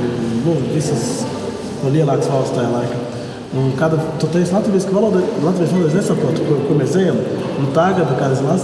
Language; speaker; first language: Latvian; non-native, learner; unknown